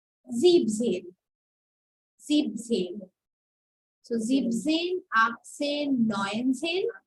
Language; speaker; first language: German; non-native, fluent; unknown